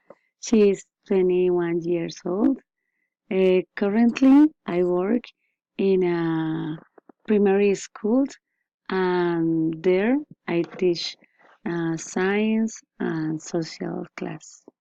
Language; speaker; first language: English; non-native, learner; Spanish